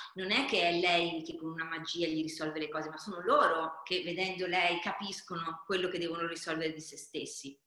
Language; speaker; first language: Italian; native; Italian